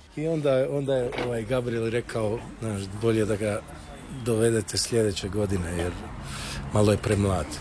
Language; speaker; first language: Croatian; early bilingual, heritage; Croatian